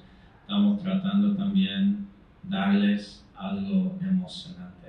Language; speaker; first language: Spanish; non-native, fluent; English